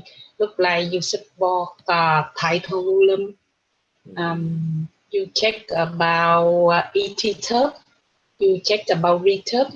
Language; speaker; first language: English; non-native, learner; Vietnamese